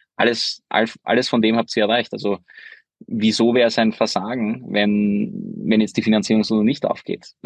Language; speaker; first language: German; early bilingual, other home language; Hungarian